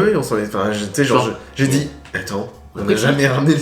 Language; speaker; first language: French; native; French